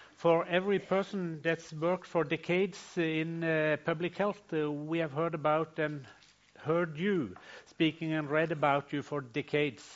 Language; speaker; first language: English; non-native, fluent; Norwegian